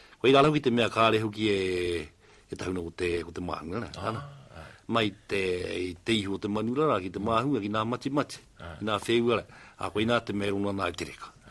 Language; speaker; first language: Māori; native; Māori